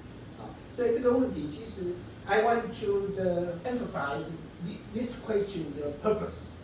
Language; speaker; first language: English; non-native, learner; Chinese